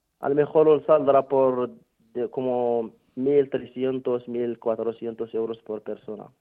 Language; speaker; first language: Spanish; non-native, fluent; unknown